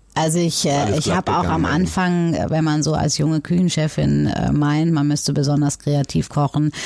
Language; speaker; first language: German; native; German